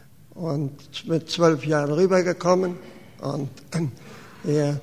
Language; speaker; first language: German; early bilingual, heritage; German